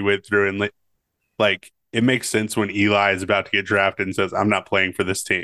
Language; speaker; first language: English; native; English